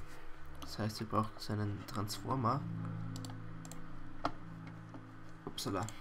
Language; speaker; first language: German; native; German